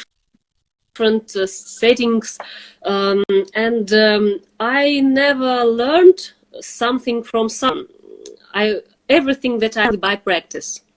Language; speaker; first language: English; non-native, fluent; Russian